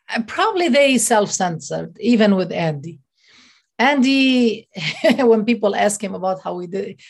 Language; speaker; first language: English; non-native, fluent; Arabic